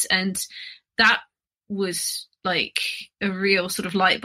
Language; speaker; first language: English; native; English